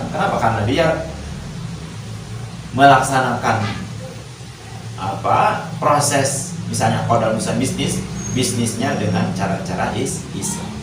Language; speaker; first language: Indonesian; native; Indonesian